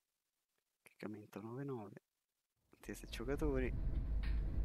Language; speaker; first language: Italian; native; Italian